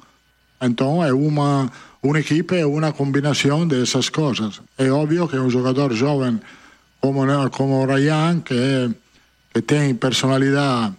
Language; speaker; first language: Portuguese; non-native, fluent; Italian